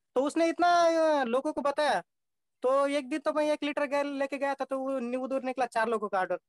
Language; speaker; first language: Hindi; non-native, local second language; Marathi